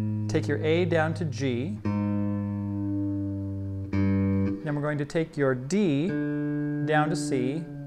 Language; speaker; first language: English; native; English